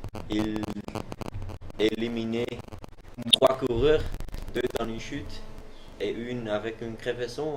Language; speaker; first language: French; non-native, learner; Dutch